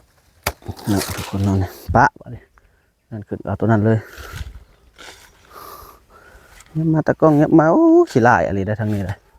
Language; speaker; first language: Thai; non-native, local second language; Lao